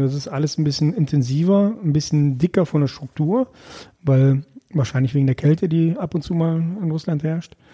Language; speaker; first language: German; early bilingual, other home language; Russian